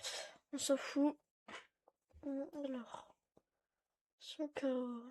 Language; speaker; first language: French; native; French